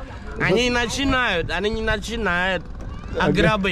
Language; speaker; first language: Russian; non-native, fluent; Khmer